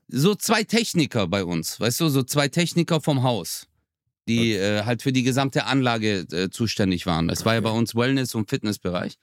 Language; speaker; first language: German; early bilingual, other home language; Turkish